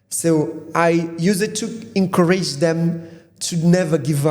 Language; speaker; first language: English; non-native, fluent; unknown